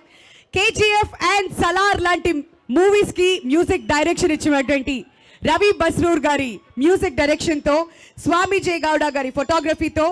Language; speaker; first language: Telugu; native; Telugu